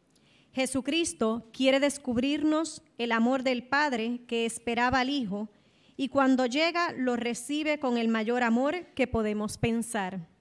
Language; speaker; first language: Spanish; native; Spanish